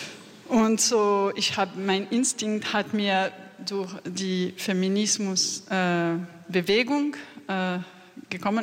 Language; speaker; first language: German; non-native, learner; French